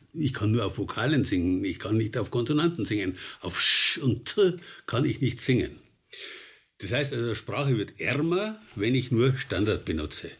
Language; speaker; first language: German; native; German